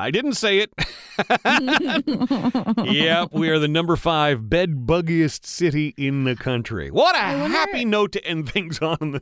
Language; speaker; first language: English; native; English